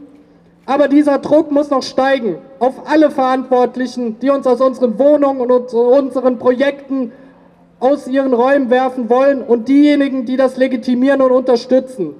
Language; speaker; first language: German; native; German